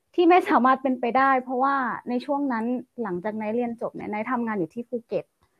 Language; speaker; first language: Thai; native; Thai